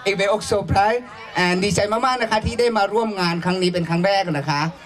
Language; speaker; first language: Dutch; non-native, learner; Akha